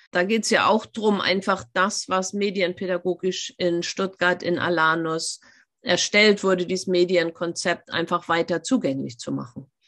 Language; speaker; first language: German; native; German